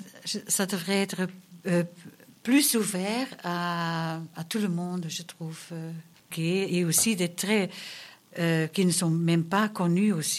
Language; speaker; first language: French; non-native, local second language; Dutch